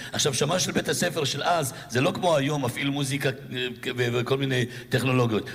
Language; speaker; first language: Hebrew; native; Hebrew